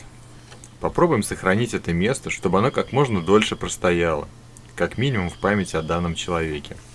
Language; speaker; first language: Russian; native; Russian